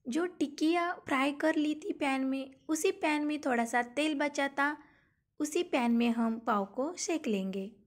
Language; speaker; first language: Hindi; non-native, local second language; Marathi